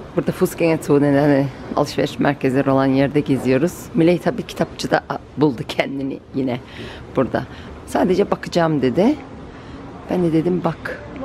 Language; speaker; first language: Turkish; early bilingual, heritage; Turkish